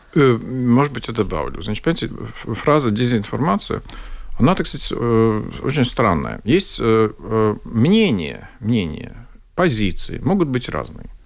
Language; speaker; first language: Russian; non-native, local second language; Latvian